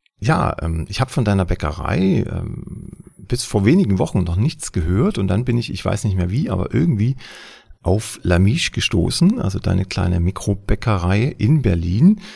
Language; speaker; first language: German; native; German